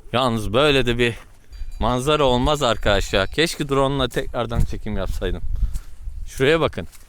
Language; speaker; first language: Turkish; native; Turkish